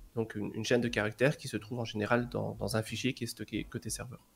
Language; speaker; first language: French; native; French